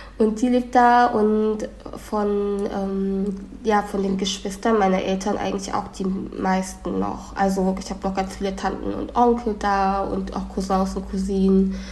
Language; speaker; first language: German; early bilingual, other home language; Vietnamese